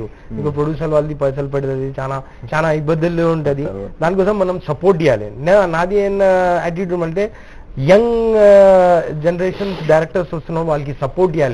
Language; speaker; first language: Telugu; non-native, local second language; Urdu